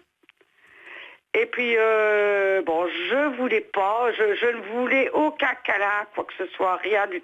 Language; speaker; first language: French; native; French